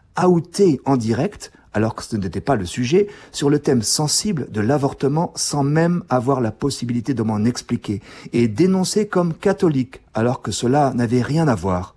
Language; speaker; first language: French; native; French